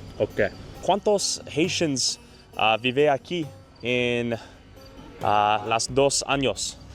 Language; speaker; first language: Spanish; non-native, learner; English